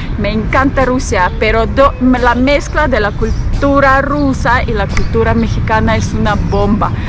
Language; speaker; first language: Spanish; non-native, fluent; Russian